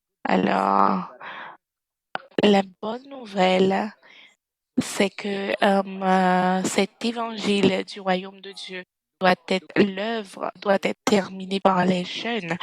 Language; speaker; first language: French; non-native, fluent; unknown